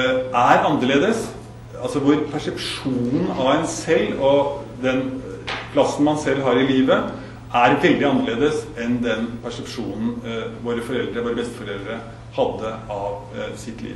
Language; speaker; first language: Norwegian; native; Norwegian